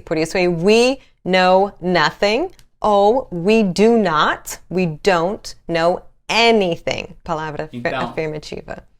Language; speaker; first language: Portuguese; non-native, fluent; English